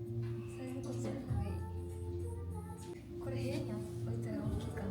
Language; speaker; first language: Japanese; native; Japanese